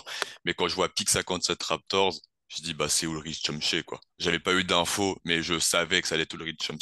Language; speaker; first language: French; native; French